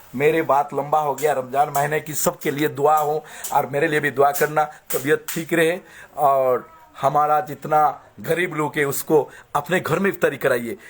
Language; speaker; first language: Hindi; non-native, local second language; Bangla